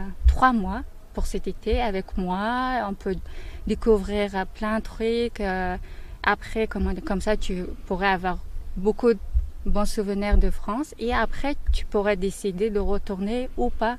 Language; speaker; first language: French; non-native, learner; Mongolian